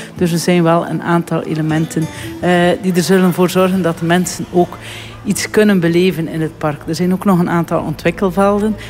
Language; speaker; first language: Dutch; native; Dutch